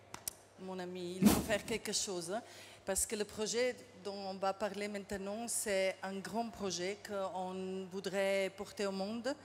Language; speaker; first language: French; non-native, fluent; Slovenian